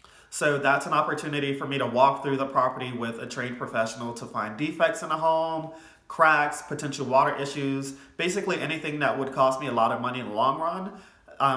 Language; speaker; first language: English; native; English